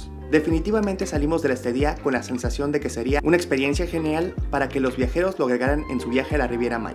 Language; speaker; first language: Spanish; native; Spanish